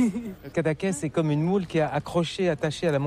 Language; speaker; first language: French; native; French